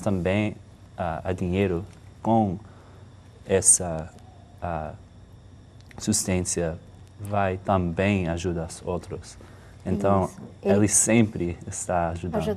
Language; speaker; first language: Portuguese; non-native, learner; English